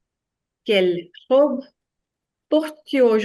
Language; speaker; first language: French; non-native, fluent; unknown